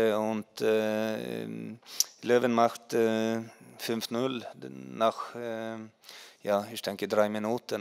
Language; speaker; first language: German; non-native, fluent; Swedish